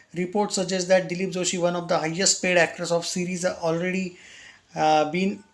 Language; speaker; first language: English; non-native, local second language; Hindi